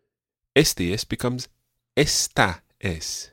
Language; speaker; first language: Spanish; non-native, fluent; English